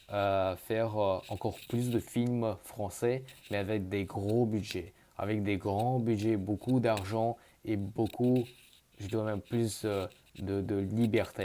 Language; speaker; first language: French; early bilingual, other home language; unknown